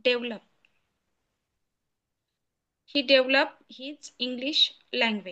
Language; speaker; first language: English; non-native, learner; Marathi